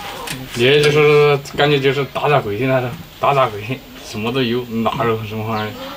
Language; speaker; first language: Chinese; native; Chinese